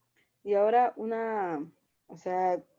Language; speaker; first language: Spanish; native; Spanish